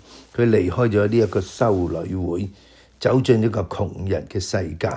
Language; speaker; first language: Chinese; non-native, local second language; Cantonese